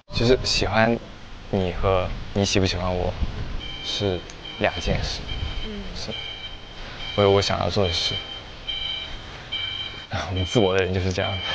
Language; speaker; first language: Chinese; native; Chinese